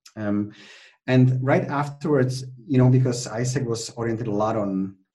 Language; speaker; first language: English; non-native, fluent; Czech